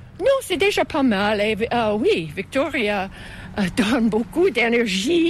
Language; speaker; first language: French; non-native, fluent; English